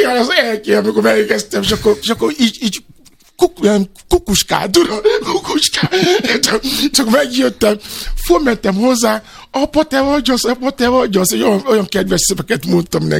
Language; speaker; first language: Hungarian; non-native, fluent; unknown